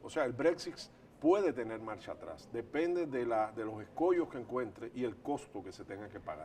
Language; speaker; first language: Spanish; native; Spanish